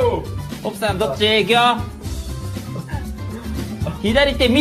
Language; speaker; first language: Japanese; native; Japanese